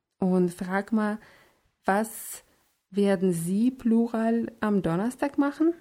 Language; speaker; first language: German; non-native, fluent; Russian